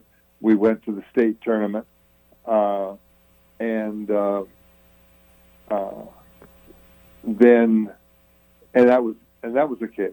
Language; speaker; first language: English; native; English